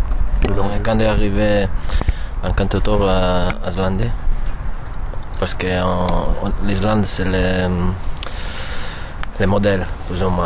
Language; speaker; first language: French; non-native, learner; Italian